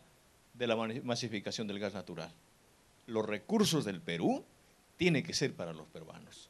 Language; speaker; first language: Spanish; native; Spanish